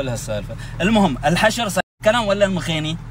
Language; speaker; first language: Arabic; native; Arabic